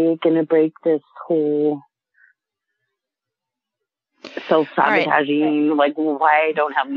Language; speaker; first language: English; native; English